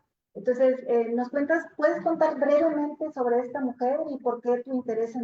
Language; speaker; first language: Spanish; native; Spanish